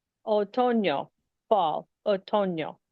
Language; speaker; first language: Spanish; non-native, learner; English